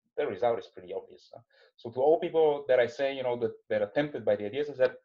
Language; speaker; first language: English; non-native, fluent; Bulgarian